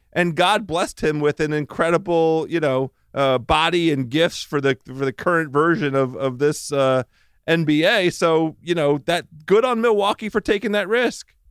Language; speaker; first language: English; native; English